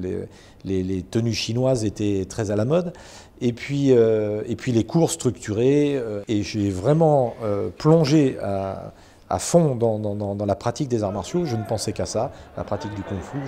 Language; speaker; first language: French; native; French